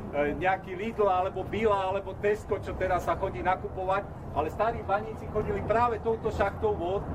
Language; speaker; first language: Slovak; native; Slovak